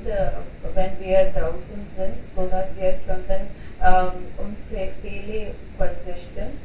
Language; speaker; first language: German; non-native, learner; Hindi